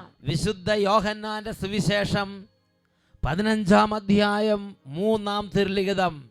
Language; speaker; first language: Malayalam; native; Malayalam